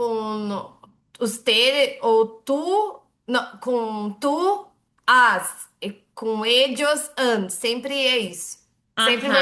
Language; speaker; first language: Portuguese; native; Portuguese